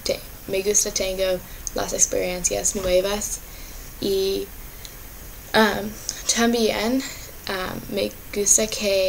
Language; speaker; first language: Spanish; non-native, learner; English